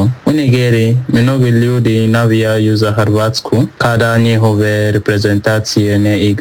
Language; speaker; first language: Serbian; non-native, learner; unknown